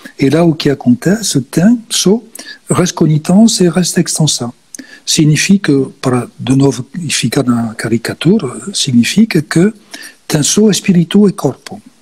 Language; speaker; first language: Portuguese; non-native, fluent; French